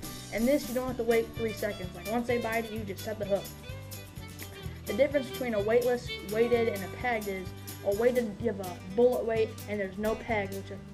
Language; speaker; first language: English; native; English